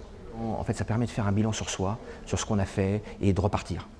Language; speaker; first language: French; native; French